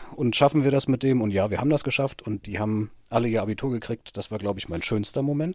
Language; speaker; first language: German; native; German